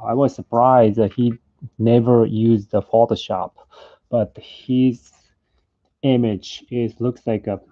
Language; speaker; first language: English; non-native, learner; Japanese